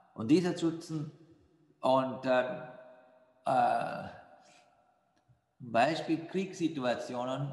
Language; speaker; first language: German; non-native, fluent; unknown